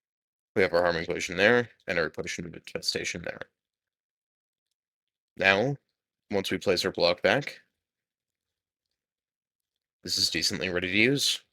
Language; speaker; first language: English; native; English